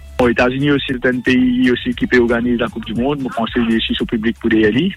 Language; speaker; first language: French; non-native, local second language; Morisyen